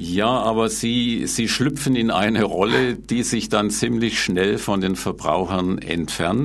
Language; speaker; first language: German; native; German